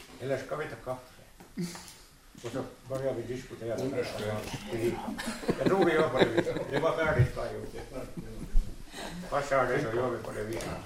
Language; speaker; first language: Swedish; native; Swedish